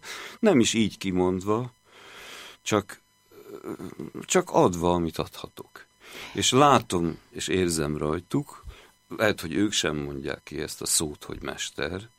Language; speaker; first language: Hungarian; native; Hungarian